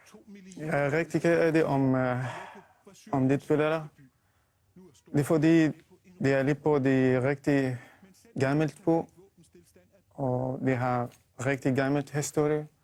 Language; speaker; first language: Danish; non-native, learner; Arabic